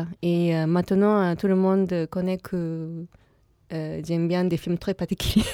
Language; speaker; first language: French; non-native, fluent; Japanese